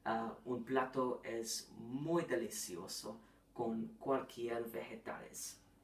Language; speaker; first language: Spanish; non-native, learner; English